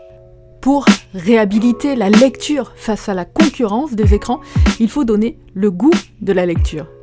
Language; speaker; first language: French; native; French